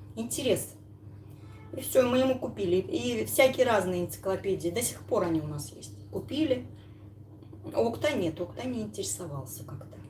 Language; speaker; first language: Russian; native; Russian